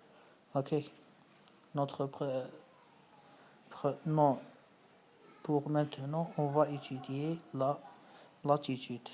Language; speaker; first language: French; non-native, fluent; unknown